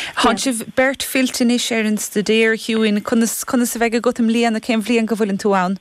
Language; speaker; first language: Irish; native; Irish